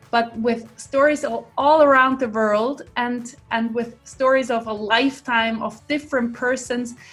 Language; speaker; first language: English; non-native, fluent; Swiss German